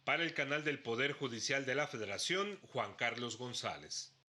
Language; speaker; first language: Spanish; native; Spanish